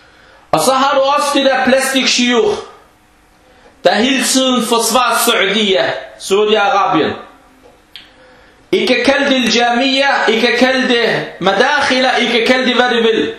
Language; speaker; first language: Danish; non-native, fluent; Arabic